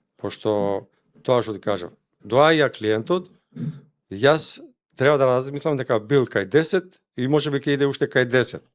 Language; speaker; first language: Macedonian; non-native, local second language; Albanian